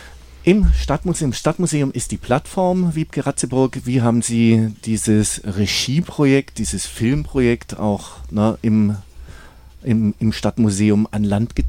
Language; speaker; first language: German; native; German